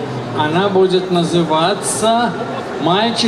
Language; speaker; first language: Russian; native; Russian